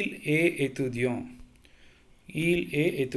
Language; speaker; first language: French; non-native, learner; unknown